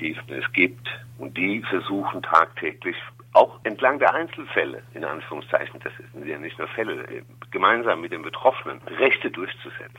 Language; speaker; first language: German; native; German